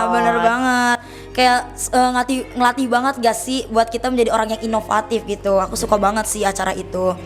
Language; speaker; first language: Indonesian; native; Indonesian